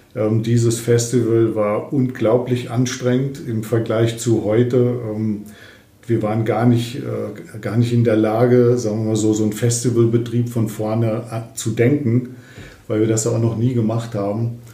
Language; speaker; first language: German; native; German